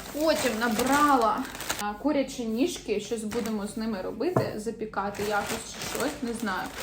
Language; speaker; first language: Ukrainian; non-native, local second language; Russian